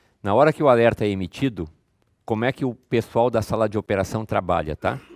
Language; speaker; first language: Portuguese; native; Portuguese